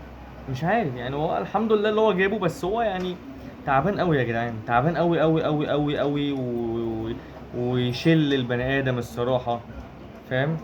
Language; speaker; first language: Arabic; native; Arabic